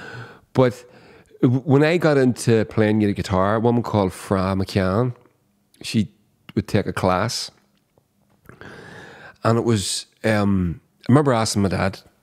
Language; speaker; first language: English; native; English